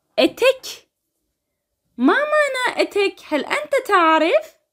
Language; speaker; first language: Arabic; non-native, fluent; Turkish